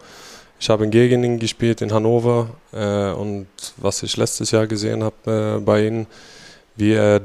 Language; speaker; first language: German; non-native, fluent; Swedish